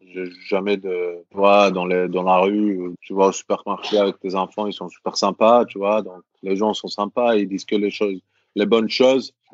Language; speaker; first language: French; non-native, fluent; Greek